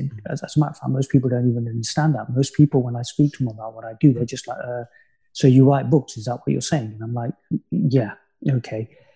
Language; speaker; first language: English; native; English